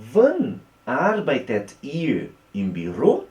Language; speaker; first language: German; non-native, fluent; Portuguese